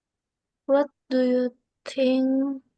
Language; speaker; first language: English; non-native, learner; Indonesian